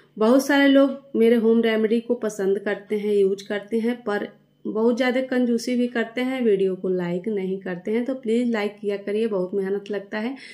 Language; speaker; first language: Hindi; native; Hindi